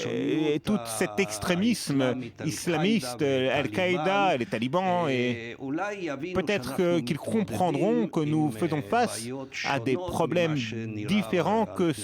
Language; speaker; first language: French; non-native, fluent; Hebrew